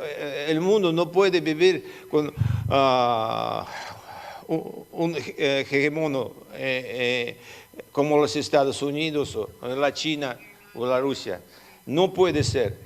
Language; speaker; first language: Spanish; non-native, fluent; Russian